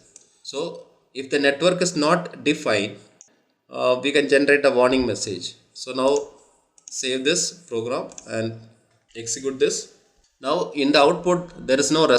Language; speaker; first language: English; non-native, local second language; Tamil